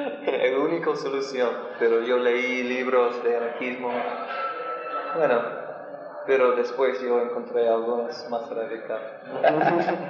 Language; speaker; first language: Spanish; non-native, learner; English